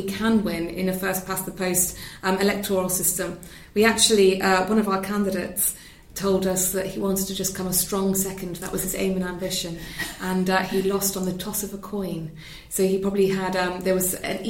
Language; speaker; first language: English; native; English